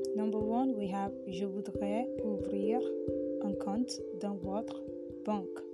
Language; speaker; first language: French; non-native, fluent; Yoruba